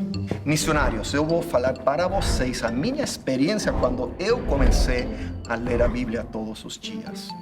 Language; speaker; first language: Portuguese; non-native, fluent; English